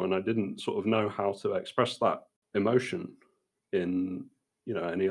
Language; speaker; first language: English; native; English